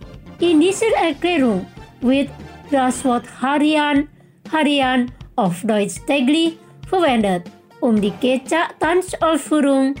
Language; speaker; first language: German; non-native, local second language; Indonesian